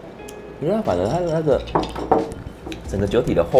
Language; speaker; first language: Chinese; native; Chinese